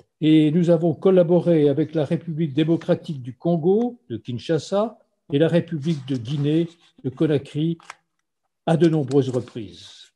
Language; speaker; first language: French; native; French